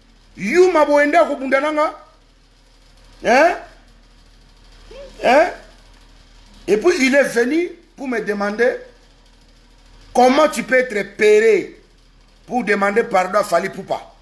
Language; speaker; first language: French; non-native, local second language; Lingala